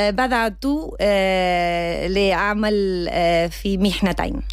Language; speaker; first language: Arabic; non-native, learner; Spanish